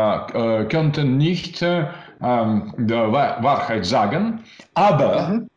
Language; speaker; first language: German; non-native, learner; Russian